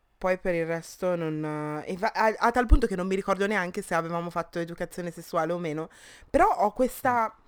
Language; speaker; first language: Italian; early bilingual, other home language; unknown